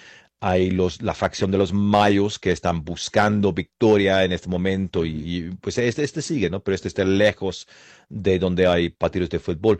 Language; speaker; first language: Spanish; non-native, fluent; English